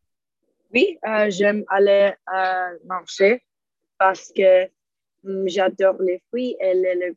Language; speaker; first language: French; non-native, learner; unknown